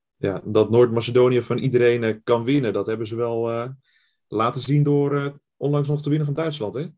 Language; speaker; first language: Dutch; native; Dutch